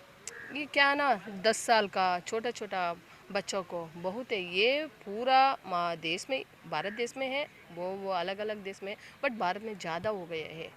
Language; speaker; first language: Hindi; non-native, local second language; Kannada